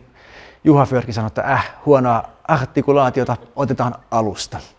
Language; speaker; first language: Finnish; native; Finnish